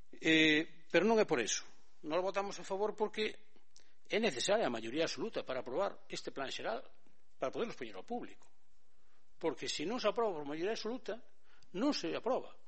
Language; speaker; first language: Galician; native; Galician